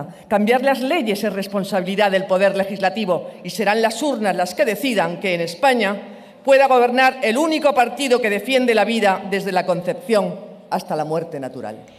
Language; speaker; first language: Spanish; native; Spanish